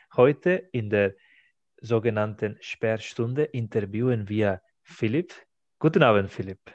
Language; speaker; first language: German; non-native, fluent; Spanish